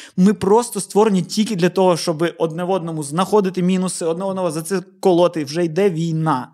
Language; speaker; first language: Ukrainian; native; Ukrainian